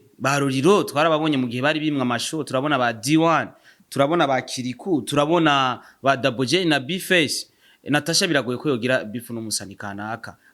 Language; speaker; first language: Rundi; native; Rundi